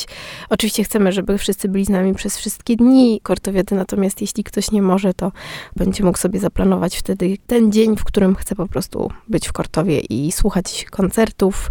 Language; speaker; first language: Polish; native; Polish